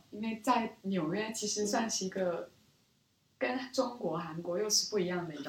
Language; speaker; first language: Chinese; early bilingual, other home language; Korean